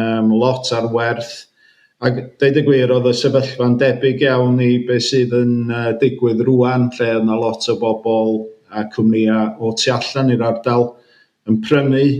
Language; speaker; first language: Welsh; native; Welsh